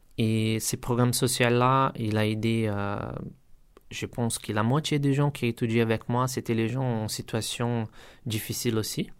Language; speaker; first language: French; non-native, learner; Portuguese